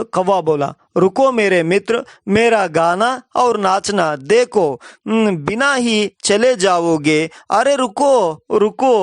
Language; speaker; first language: Hindi; non-native, local second language; Telugu